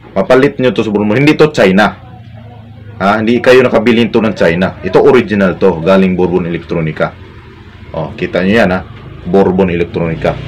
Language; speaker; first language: Filipino; non-native, local second language; Cebuano